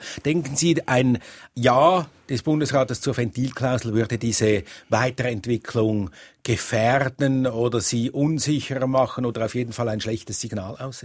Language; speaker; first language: German; native; German